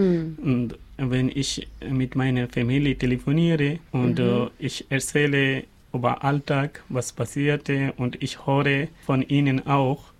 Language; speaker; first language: German; non-native, learner; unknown